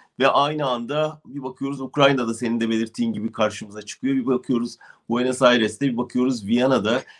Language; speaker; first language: Turkish; native; Turkish